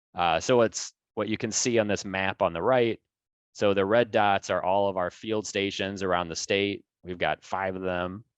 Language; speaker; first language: English; native; English